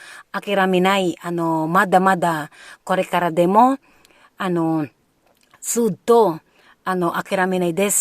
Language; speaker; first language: Japanese; non-native, learner; Filipino